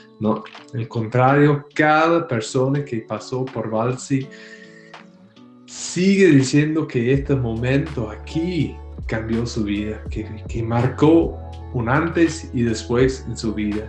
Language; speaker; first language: Spanish; non-native, fluent; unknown